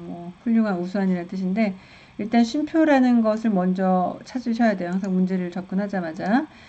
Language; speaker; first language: Korean; native; Korean